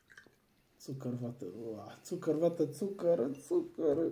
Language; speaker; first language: German; non-native, learner; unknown